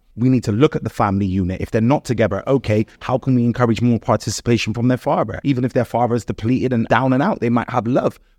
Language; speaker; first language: English; native; English